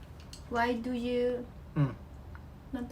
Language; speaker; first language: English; non-native, learner; Vietnamese